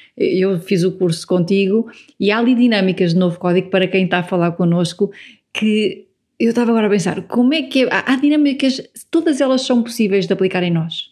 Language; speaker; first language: Portuguese; native; Portuguese